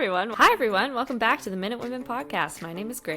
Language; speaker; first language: English; native; English